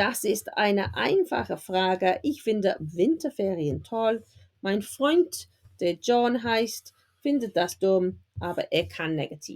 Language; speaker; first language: German; non-native, fluent; English